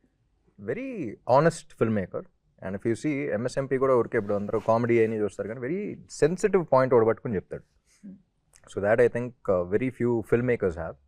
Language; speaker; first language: Telugu; native; Telugu